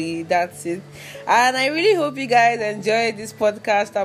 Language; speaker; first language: English; non-native, local second language; Igbo